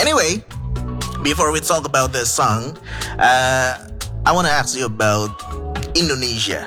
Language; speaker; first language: English; non-native, fluent; Indonesian